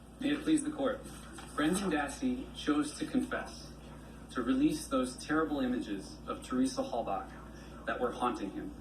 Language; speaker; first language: English; native; English